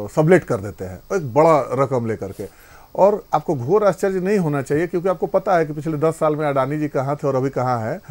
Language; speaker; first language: Hindi; native; Hindi